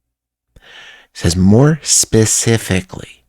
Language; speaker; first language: English; native; English